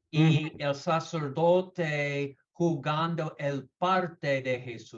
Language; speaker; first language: Spanish; non-native, learner; English